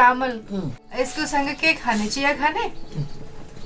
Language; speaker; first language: Nepali; non-native, learner; Hindi